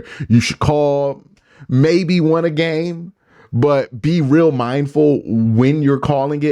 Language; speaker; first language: English; native; English